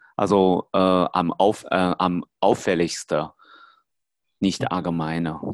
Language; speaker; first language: German; non-native, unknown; Chinese